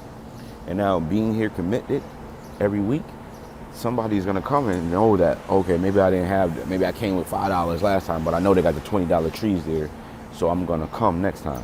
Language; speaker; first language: English; native; English